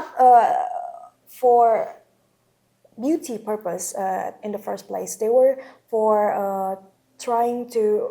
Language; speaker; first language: English; non-native, local second language; Indonesian